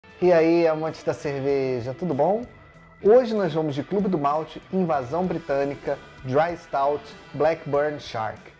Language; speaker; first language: Portuguese; native; Portuguese